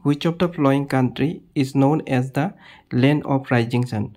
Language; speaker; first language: English; non-native, local second language; Assamese